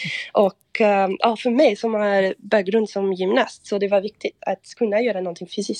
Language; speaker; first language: Swedish; non-native, fluent; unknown